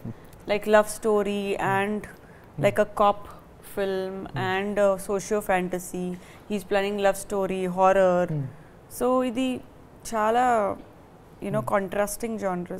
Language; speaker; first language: Telugu; non-native, fluent; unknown